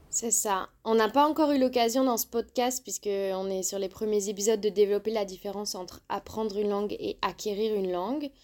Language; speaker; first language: French; native; French